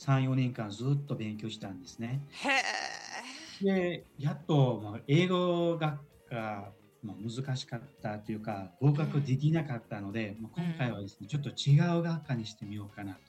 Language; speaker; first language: Japanese; non-native, fluent; Uzbek